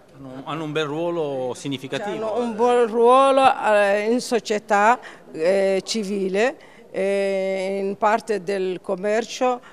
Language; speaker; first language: Italian; non-native, fluent; Somali